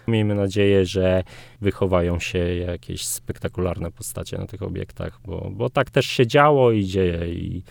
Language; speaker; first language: Polish; native; Polish